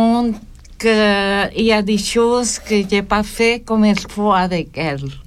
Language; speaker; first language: French; non-native, learner; Filipino